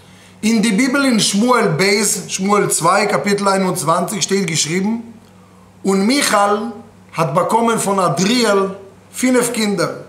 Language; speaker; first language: German; non-native, fluent; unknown